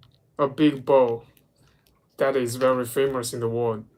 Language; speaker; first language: English; non-native, learner; Chinese